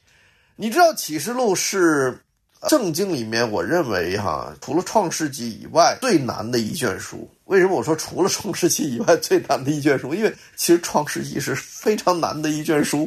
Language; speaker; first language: Chinese; native; Chinese